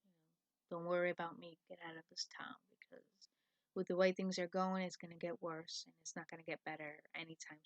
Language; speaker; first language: English; native; English